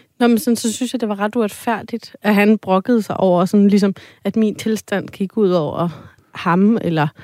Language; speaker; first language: Danish; native; Danish